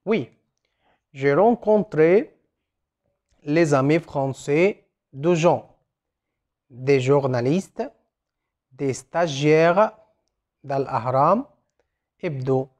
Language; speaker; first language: French; non-native, fluent; Arabic